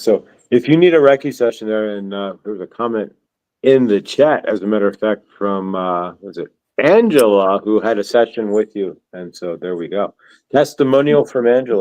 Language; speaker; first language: English; native; English